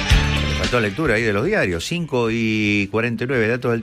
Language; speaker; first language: Spanish; native; Spanish